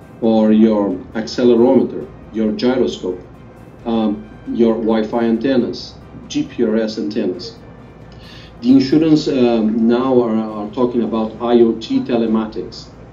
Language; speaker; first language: English; non-native, fluent; Portuguese